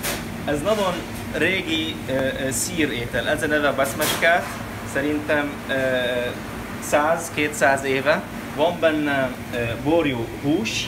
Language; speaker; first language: Hungarian; non-native, learner; Arabic